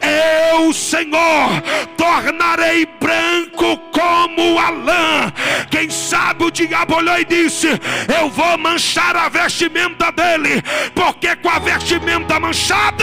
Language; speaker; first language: Portuguese; native; Portuguese